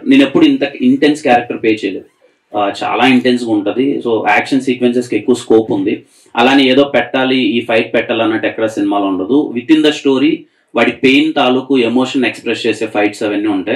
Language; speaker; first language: Telugu; native; Telugu